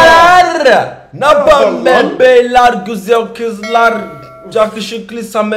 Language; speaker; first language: Turkish; non-native, learner; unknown